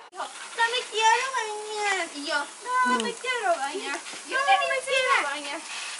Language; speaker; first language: Spanish; early bilingual, heritage; Spanish